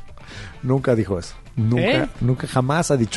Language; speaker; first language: Spanish; native; Spanish